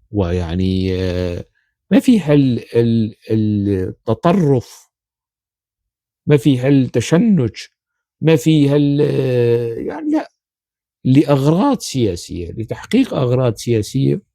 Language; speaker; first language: Arabic; non-native, local second language; Kurdish